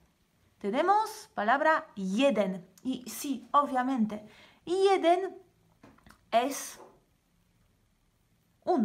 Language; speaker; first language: Spanish; non-native, fluent; Polish